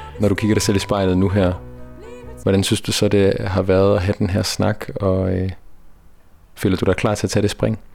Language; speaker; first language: Danish; native; Danish